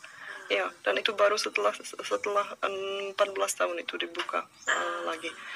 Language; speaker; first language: Indonesian; non-native, fluent; Czech